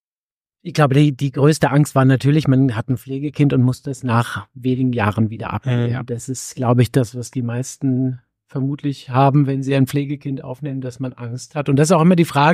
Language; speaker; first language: German; native; German